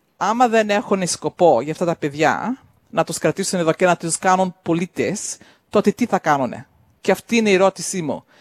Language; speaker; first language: Greek; early bilingual, heritage; Greek